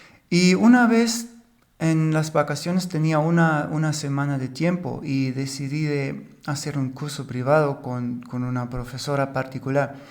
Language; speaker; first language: Spanish; non-native, fluent; German